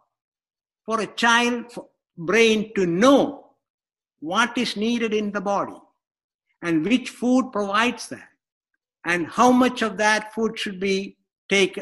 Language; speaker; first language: English; non-native, local second language; Malayalam